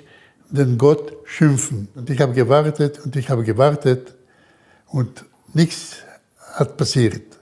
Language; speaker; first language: German; early bilingual, heritage; German